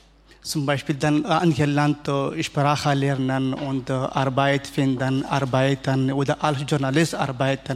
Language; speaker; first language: German; non-native, learner; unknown